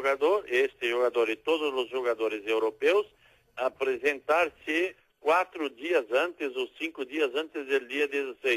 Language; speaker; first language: Spanish; non-native, fluent; Portuguese